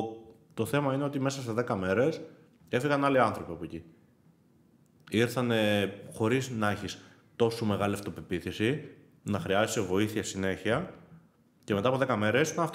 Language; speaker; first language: Greek; native; Greek